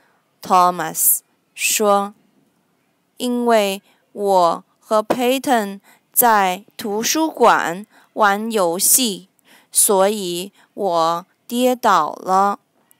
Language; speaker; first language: Chinese; non-native, learner; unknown